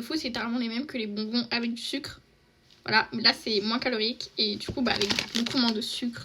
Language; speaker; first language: French; native; French